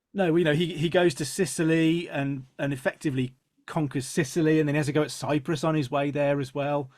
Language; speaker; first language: English; native; English